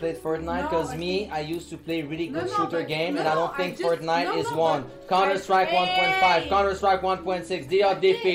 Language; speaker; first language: English; non-native, fluent; French